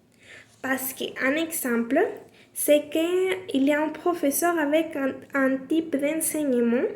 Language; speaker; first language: French; non-native, learner; Spanish